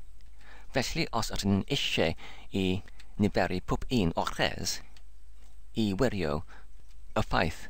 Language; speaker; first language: Welsh; non-native, learner; English